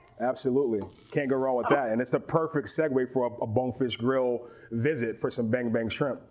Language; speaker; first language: English; native; English